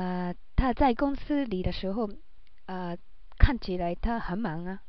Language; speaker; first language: Chinese; non-native, learner; Japanese